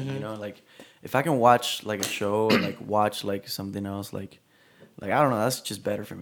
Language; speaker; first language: English; non-native, fluent; Spanish